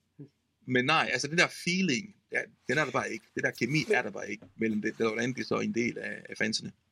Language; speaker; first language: Danish; non-native, fluent; Italian